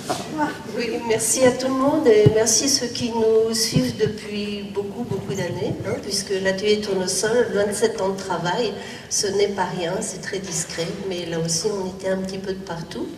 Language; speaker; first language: French; native; French